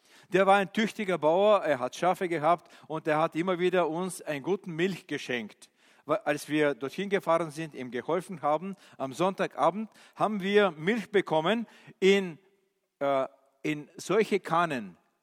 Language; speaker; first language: German; non-native, fluent; Bulgarian